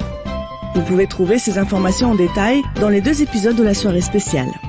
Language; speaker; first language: French; native; French